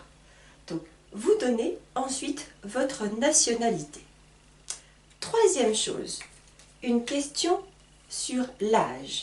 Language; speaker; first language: French; native; French